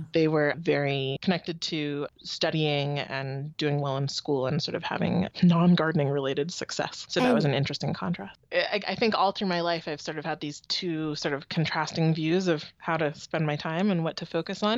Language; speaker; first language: English; native; English